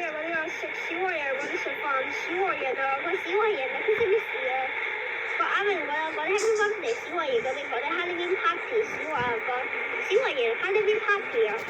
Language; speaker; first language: Cantonese; early bilingual, heritage; Cantonese